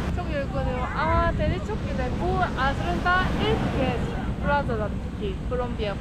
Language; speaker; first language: Turkish; non-native, learner; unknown